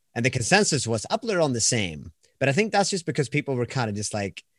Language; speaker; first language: English; non-native, fluent; Swedish